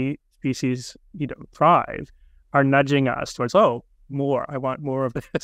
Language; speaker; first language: English; native; English